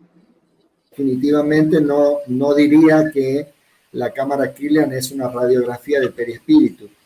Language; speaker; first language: Spanish; native; Spanish